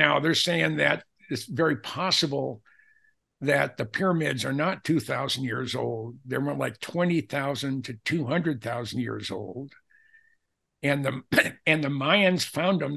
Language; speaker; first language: English; native; English